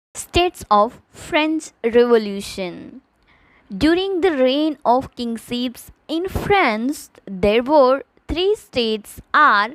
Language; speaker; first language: English; non-native, local second language; Gujarati